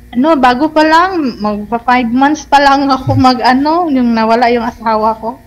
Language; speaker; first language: Filipino; non-native, local second language; Cebuano